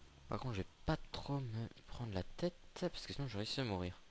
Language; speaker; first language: French; native; French